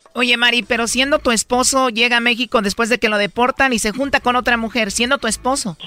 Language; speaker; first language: Spanish; native; Spanish